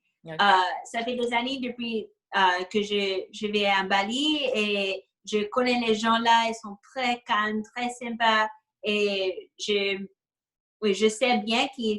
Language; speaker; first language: French; non-native, fluent; English